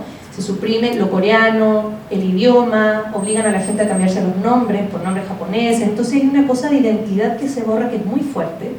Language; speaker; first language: Spanish; native; Spanish